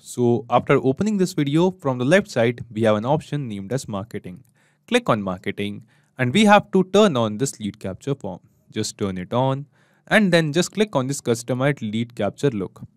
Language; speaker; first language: English; non-native, local second language; Hindi